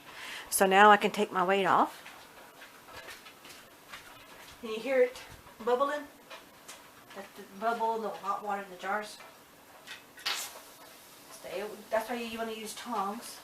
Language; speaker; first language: English; native; English